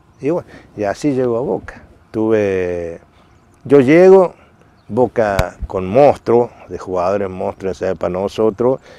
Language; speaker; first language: Spanish; native; Spanish